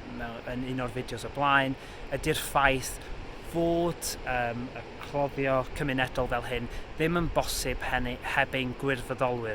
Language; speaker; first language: Welsh; native; Welsh